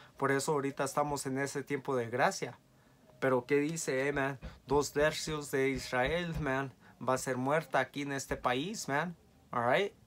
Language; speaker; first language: Spanish; early bilingual, heritage; Spanish